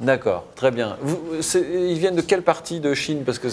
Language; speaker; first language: French; native; French